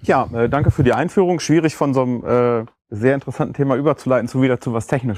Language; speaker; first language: German; native; German